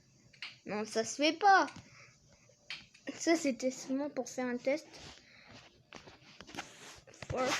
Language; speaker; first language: French; native; French